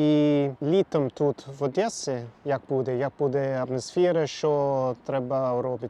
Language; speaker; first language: Ukrainian; non-native, learner; English